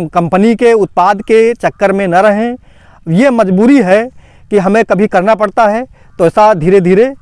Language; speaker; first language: Hindi; native; Hindi